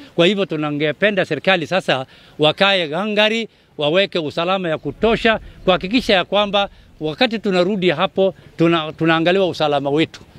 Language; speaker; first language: Swahili; non-native, local second language; Somali